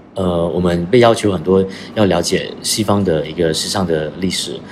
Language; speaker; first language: Chinese; native; Chinese